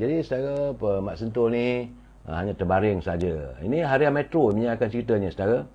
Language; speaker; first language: Malay; native; Malay